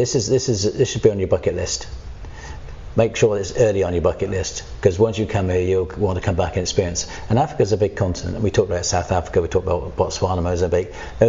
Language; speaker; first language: English; native; English